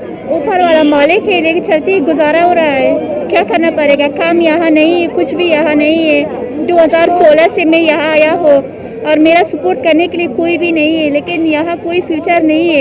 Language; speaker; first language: Hindi; non-native, learner; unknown